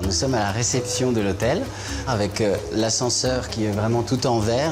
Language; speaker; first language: French; native; French